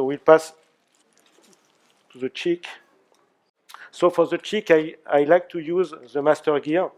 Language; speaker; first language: English; non-native, learner; French